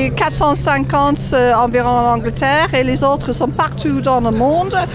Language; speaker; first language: French; non-native, fluent; English